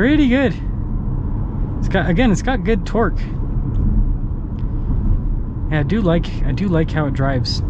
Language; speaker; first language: English; native; English